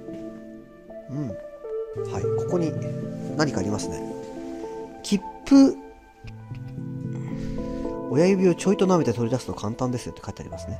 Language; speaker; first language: Japanese; native; Japanese